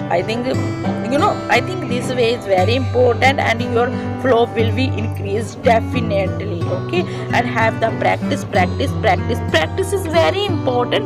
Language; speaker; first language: English; non-native, learner; Hindi